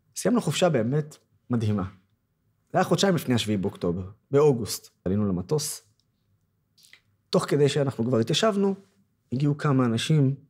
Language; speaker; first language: Hebrew; non-native, local second language; Arabic